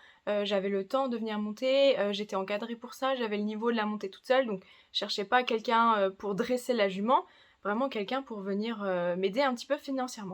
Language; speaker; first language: French; native; French